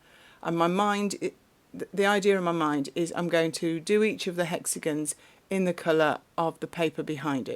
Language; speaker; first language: English; native; English